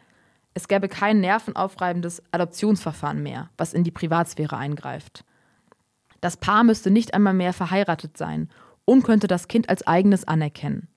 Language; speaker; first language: German; native; German